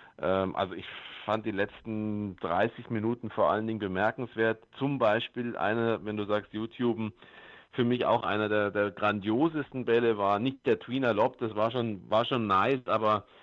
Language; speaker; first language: German; native; German